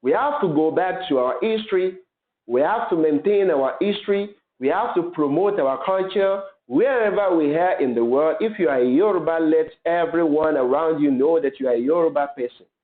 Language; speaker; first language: English; non-native, local second language; Yoruba